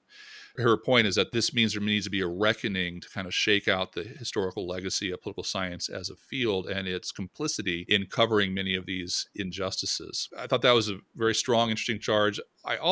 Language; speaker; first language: English; native; English